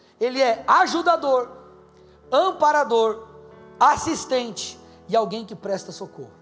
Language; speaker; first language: Portuguese; native; Portuguese